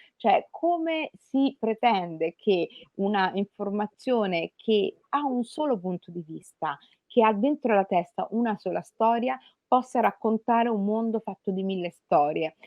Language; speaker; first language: Italian; early bilingual, other home language; Somali